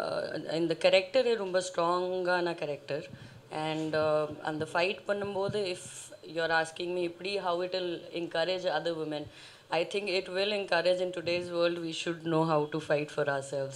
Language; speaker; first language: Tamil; non-native, fluent; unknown